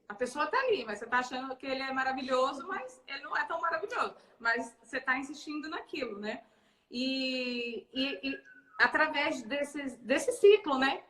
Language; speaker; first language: Portuguese; native; Portuguese